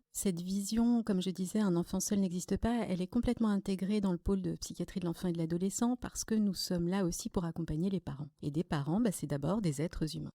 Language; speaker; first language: French; native; French